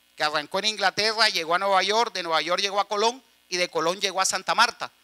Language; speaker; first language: Spanish; native; Spanish